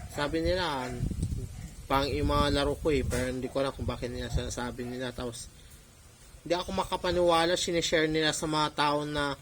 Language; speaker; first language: Filipino; non-native, local second language; Pangasinan